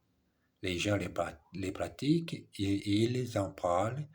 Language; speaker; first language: French; non-native, learner; English